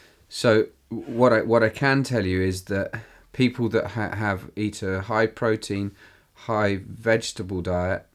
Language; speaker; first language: English; native; English